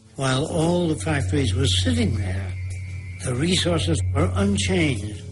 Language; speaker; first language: English; native; English